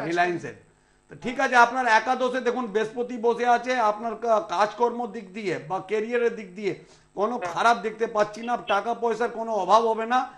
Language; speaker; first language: Bangla; non-native, local second language; Punjabi